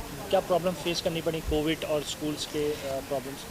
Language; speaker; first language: Hindi; native; Hindi